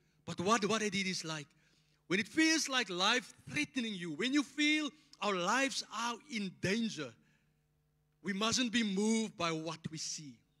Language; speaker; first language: English; non-native, local second language; Afrikaans